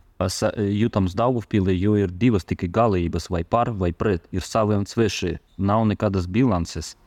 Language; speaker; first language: Latvian; non-native, local second language; Russian